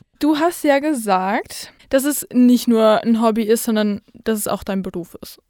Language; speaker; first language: German; native; German